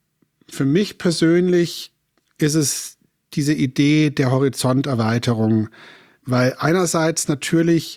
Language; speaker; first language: German; native; German